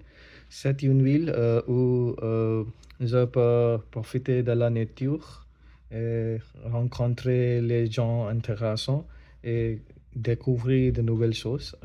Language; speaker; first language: French; non-native, learner; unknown